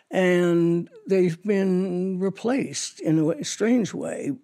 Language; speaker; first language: English; native; English